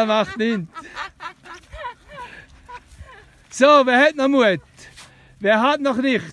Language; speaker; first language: German; native; German